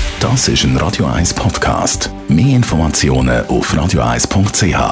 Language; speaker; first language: German; native; German